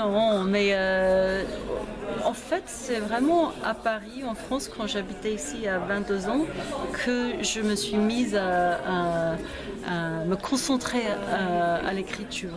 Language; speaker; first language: French; non-native, fluent; English